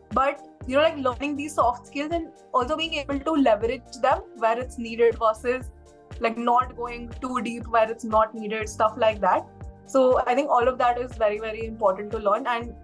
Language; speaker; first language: English; non-native, local second language; Hindi